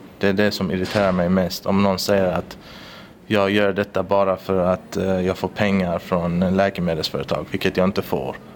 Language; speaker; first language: Swedish; early bilingual, other home language; Persian